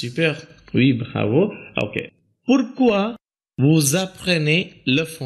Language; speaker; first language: French; non-native, fluent; Tamil